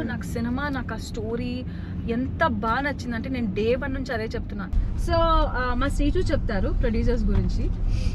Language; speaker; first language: Telugu; native; Telugu